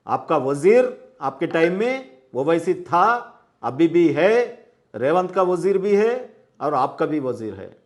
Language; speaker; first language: Hindi; non-native, local second language; Telugu